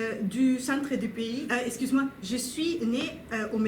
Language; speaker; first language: French; non-native, learner; Spanish